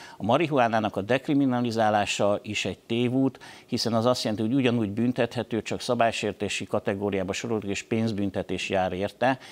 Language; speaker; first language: Hungarian; native; Hungarian